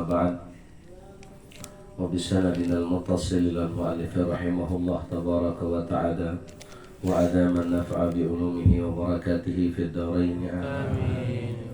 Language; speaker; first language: Arabic; non-native, fluent; Indonesian